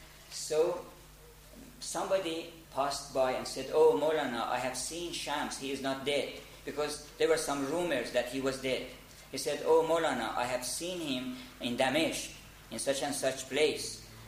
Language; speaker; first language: English; non-native, fluent; Persian